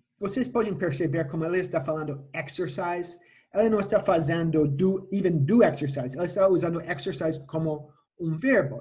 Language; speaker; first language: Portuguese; non-native, fluent; English